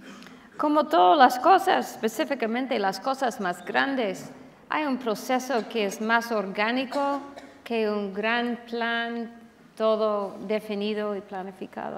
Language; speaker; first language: Spanish; non-native, fluent; English